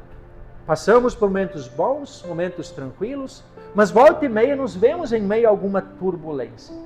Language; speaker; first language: Portuguese; native; Portuguese